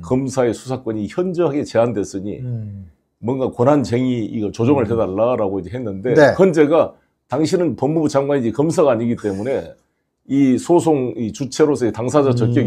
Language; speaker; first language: Korean; native; Korean